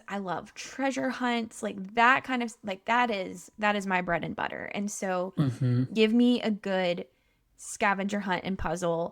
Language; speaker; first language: English; native; English